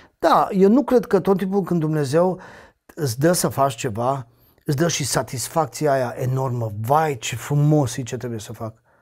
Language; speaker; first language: Romanian; native; Romanian